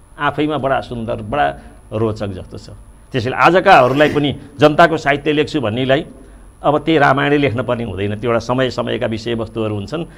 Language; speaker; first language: Nepali; native; Nepali